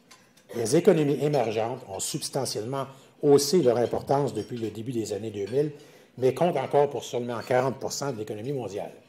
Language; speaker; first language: French; native; French